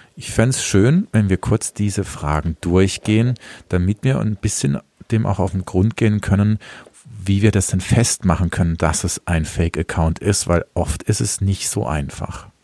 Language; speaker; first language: German; native; German